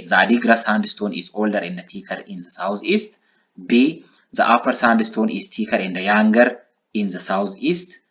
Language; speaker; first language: English; non-native, local second language; Amharic